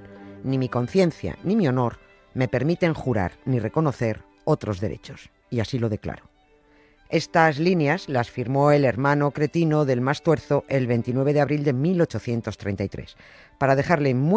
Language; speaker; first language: Spanish; native; Spanish